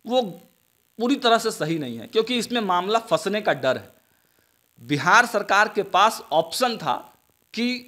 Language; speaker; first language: Hindi; native; Hindi